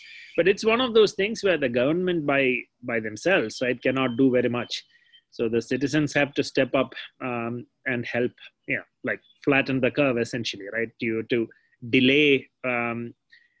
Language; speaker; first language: English; non-native, local second language; Malayalam